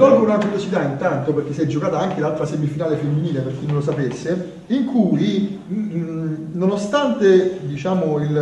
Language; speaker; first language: Italian; native; Italian